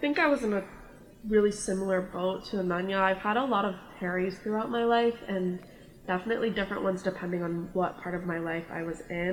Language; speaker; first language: English; native; English